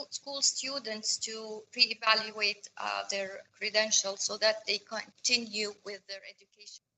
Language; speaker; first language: English; non-native, fluent; Arabic